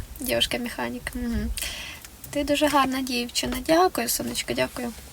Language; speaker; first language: Ukrainian; non-native, local second language; Russian